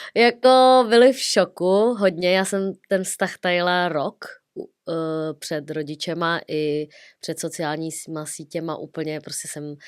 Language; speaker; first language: Czech; early bilingual, other home language; Vietnamese